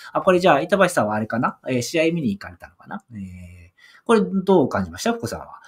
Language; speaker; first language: Japanese; native; Japanese